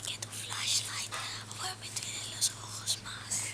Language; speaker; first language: Spanish; early bilingual, other home language; Dutch